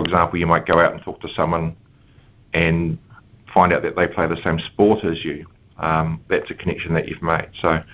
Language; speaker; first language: English; native; English